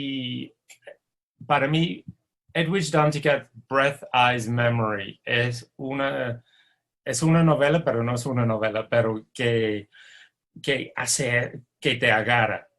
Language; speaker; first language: Spanish; non-native, fluent; English